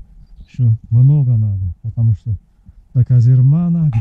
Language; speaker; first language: Russian; non-native, fluent; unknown